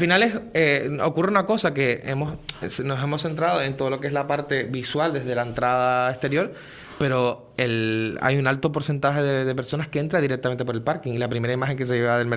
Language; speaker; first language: Spanish; native; Spanish